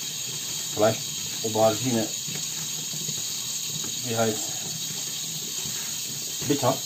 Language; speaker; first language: German; non-native, learner; Turkish